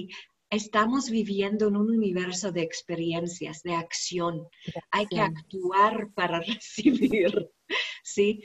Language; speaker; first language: Spanish; non-native, learner; English